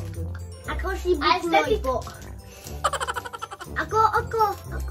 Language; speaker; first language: Filipino; early bilingual, heritage; Filipino